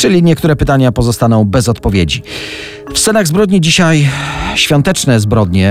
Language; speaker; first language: Polish; native; Polish